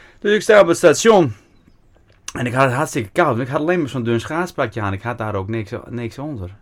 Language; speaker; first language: Dutch; non-native, local second language; Western Frisian